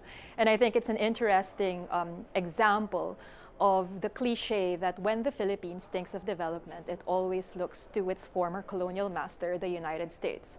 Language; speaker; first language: English; non-native, local second language; Filipino